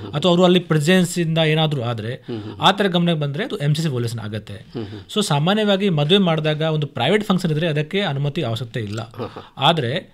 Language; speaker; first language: Kannada; non-native, fluent; Hindi